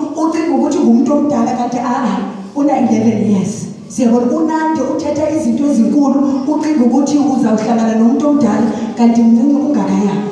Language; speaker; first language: Zulu; non-native, local second language; Xhosa